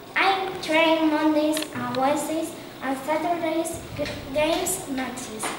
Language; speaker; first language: English; non-native, learner; Spanish